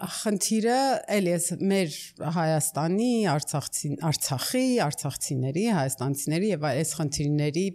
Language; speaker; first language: Armenian; early bilingual, heritage; Armenian